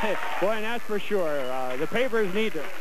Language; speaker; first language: English; native; English